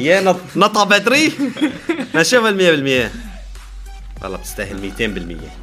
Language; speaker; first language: Arabic; native; Arabic